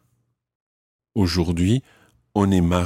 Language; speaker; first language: French; non-native, fluent; English